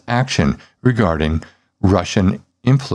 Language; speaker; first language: English; native; English